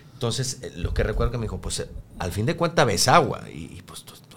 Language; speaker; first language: Spanish; native; Spanish